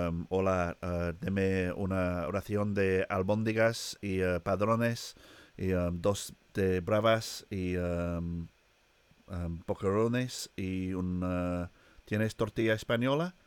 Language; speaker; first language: Spanish; non-native, learner; English